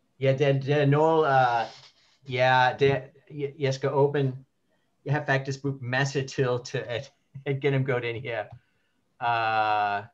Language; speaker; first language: Danish; non-native, learner; English